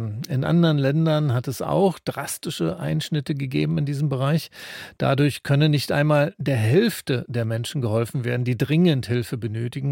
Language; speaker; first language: German; native; German